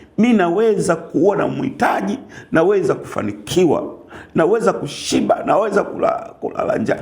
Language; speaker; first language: Swahili; native; Swahili